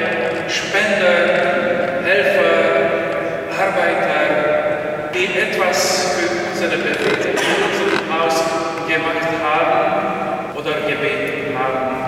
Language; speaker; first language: German; non-native, learner; Hungarian